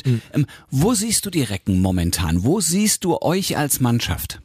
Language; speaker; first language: German; native; German